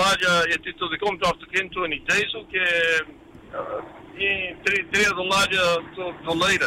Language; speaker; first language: Greek; early bilingual, heritage; Greek